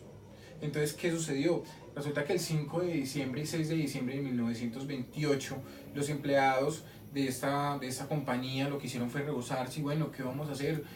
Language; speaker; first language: Spanish; native; Spanish